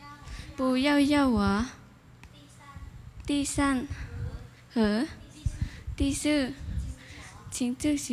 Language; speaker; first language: Chinese; non-native, learner; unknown